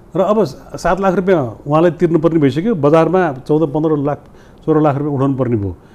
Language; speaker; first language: Nepali; non-native, local second language; Newari